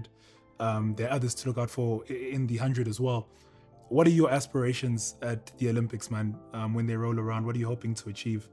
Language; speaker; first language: English; native; English